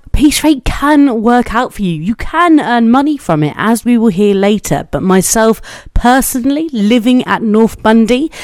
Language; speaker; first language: English; native; English